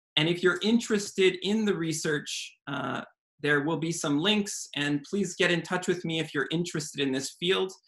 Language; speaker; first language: English; native; English